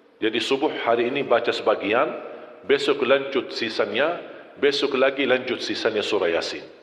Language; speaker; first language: Malay; non-native, fluent; Arabic